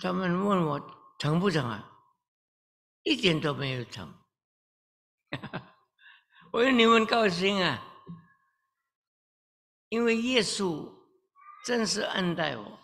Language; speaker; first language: Chinese; early bilingual, heritage; Chinese